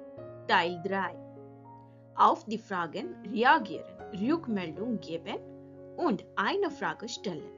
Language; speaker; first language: German; non-native, fluent; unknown